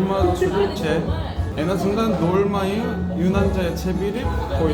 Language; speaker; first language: Turkish; non-native, learner; Korean